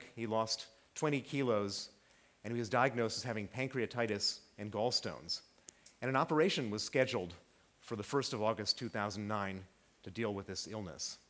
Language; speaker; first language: English; native; English